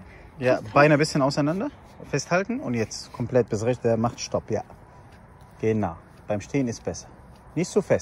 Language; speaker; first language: German; non-native, learner; Arabic